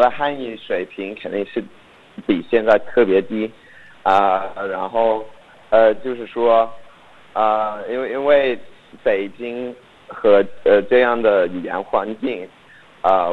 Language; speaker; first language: Chinese; non-native, learner; English